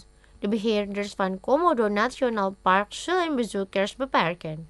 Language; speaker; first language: Dutch; non-native, fluent; Indonesian